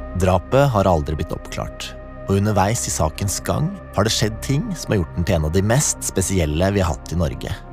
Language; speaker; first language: Norwegian; native; Norwegian